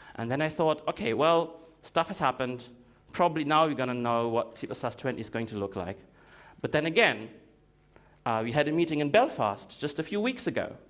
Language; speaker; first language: English; non-native, fluent; Russian